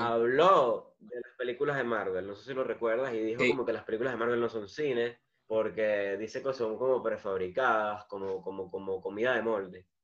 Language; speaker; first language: Spanish; native; Spanish